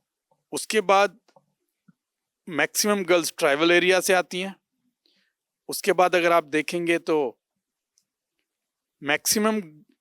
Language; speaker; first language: Hindi; native; Hindi